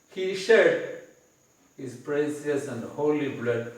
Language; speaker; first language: English; non-native, local second language; Tamil